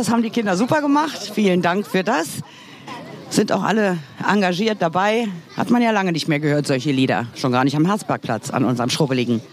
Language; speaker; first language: German; native; German